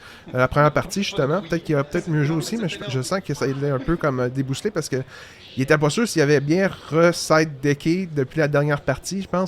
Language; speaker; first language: French; native; French